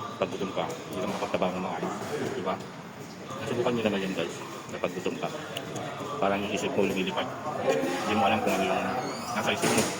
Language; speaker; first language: Filipino; non-native, local second language; Pampanga